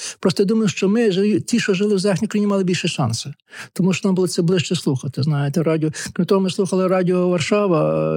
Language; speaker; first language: Ukrainian; native; Ukrainian